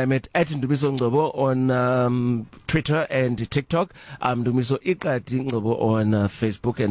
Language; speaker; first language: English; non-native, local second language; Zulu